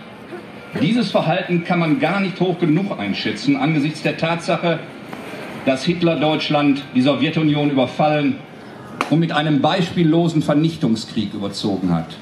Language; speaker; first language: German; native; German